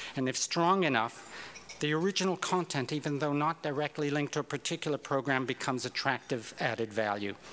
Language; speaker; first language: English; native; English